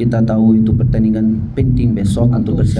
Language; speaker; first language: Indonesian; non-native, fluent; Portuguese